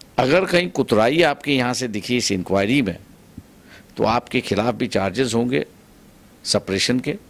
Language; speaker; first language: Hindi; non-native, local second language; Marathi